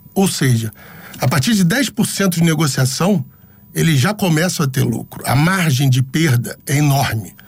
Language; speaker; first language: Portuguese; native; Portuguese